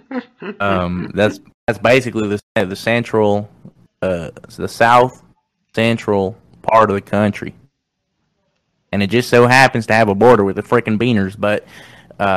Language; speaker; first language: English; non-native, fluent; Spanish